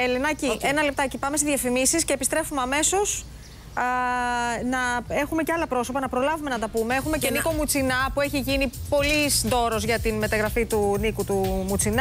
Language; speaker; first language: Greek; native; Greek